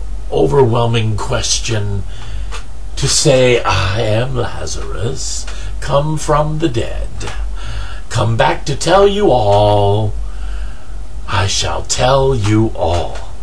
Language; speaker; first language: English; native; English